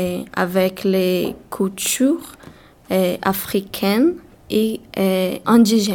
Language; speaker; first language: French; non-native, learner; Portuguese